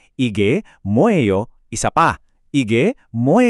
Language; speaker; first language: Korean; non-native, fluent; Filipino